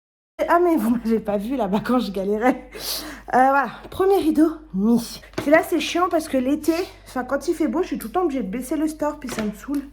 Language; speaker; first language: French; native; French